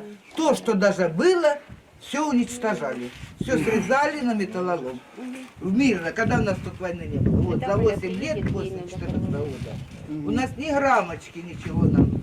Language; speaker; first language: Russian; native; Russian